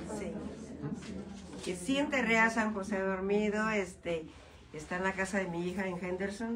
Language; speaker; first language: Spanish; native; Spanish